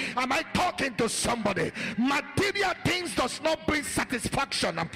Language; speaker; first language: English; non-native, local second language; Yoruba